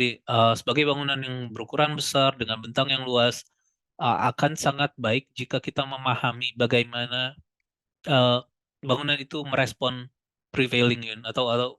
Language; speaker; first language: Indonesian; native; Indonesian